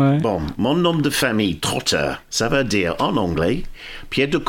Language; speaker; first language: French; non-native, fluent; English